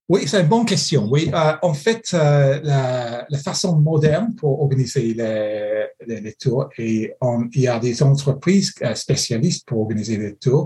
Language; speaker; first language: French; non-native, fluent; English